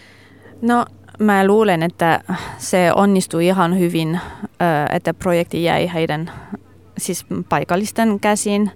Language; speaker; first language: Finnish; non-native, fluent; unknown